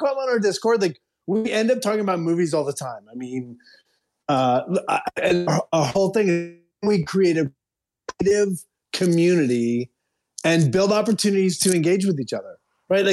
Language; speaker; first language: English; native; English